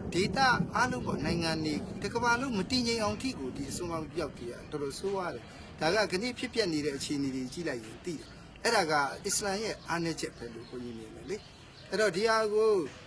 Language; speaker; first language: Burmese; native; Burmese